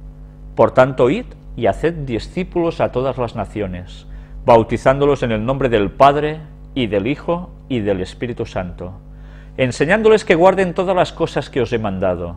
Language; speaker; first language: Spanish; native; Spanish